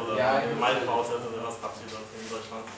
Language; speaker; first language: German; non-native, fluent; Polish